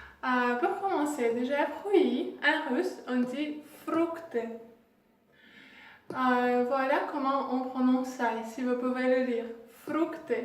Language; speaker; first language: French; non-native, fluent; Russian